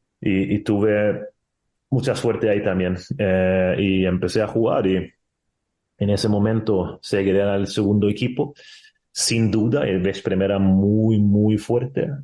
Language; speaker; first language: Spanish; non-native, fluent; Swedish